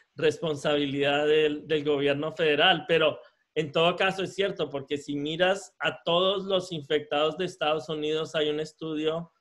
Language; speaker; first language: Spanish; native; Spanish